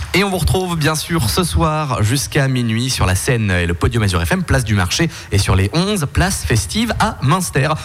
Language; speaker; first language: French; native; French